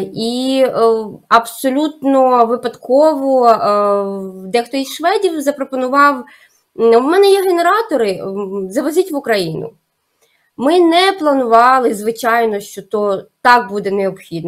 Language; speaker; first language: Ukrainian; native; Ukrainian